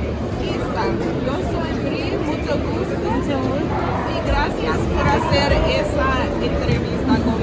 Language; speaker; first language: Spanish; non-native, learner; English